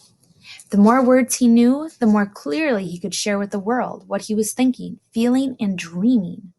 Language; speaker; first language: English; native; English